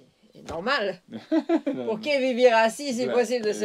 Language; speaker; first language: Spanish; non-native, learner; French